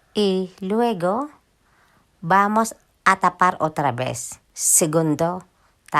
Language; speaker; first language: Spanish; non-native, learner; Filipino